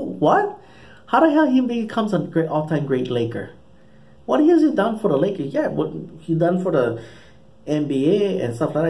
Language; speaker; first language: English; native; English